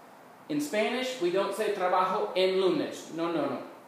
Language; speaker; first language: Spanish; non-native, fluent; English